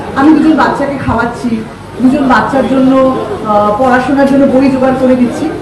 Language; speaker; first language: Bangla; native; Bangla